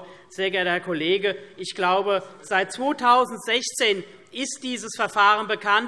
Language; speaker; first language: German; native; German